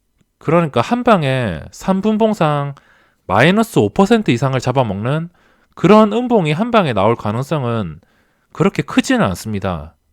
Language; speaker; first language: Korean; native; Korean